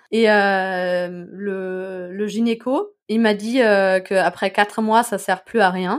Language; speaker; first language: French; non-native, fluent; German